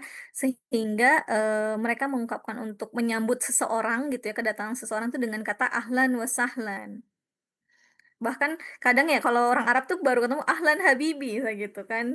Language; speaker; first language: Indonesian; native; Indonesian